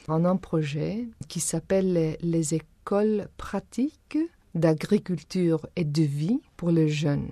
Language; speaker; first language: French; non-native, fluent; Spanish